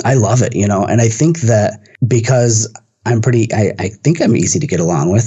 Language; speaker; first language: English; native; English